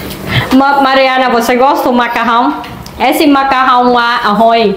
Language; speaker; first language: Portuguese; non-native, learner; Vietnamese